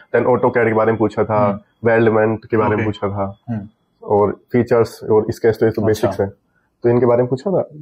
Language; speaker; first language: Hindi; native; Hindi